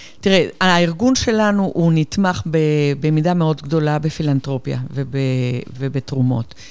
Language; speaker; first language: Hebrew; non-native, fluent; Spanish